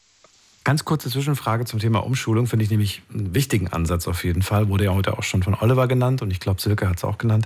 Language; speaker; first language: German; native; German